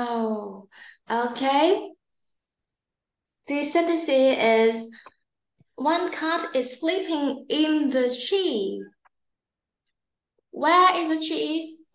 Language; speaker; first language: English; non-native, learner; Vietnamese